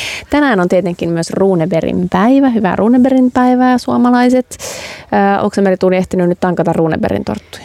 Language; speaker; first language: Finnish; native; Finnish